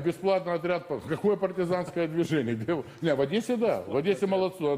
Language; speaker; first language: Russian; native; Russian